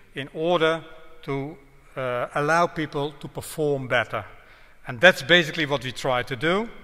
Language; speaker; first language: English; non-native, fluent; Dutch